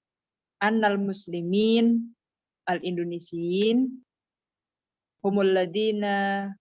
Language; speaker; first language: Arabic; non-native, fluent; Indonesian